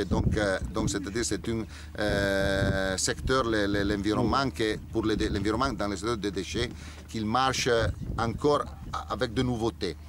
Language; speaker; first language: French; non-native, learner; Italian